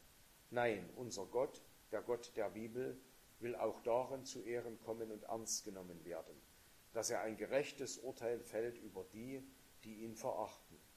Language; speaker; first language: German; native; German